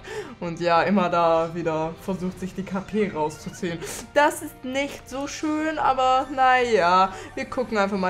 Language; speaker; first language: German; native; German